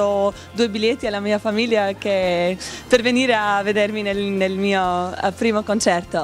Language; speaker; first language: Italian; non-native, learner; Albanian